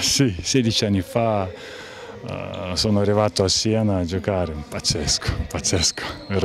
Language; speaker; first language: Italian; non-native, fluent; Lithuanian